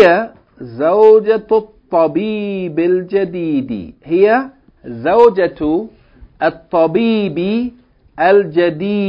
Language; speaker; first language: Arabic; non-native, fluent; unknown